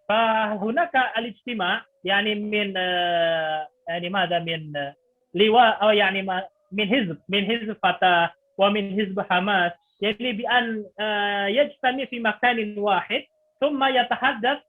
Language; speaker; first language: Arabic; non-native, fluent; Indonesian